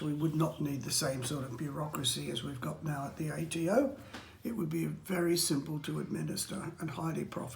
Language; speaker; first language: English; native; English